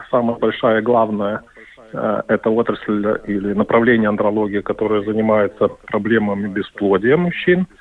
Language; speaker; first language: Russian; non-native, local second language; Latvian